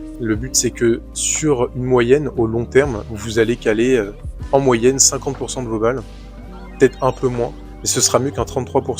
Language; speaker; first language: French; native; French